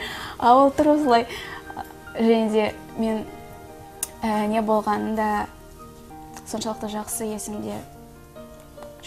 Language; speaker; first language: Kazakh; non-native, local second language; Russian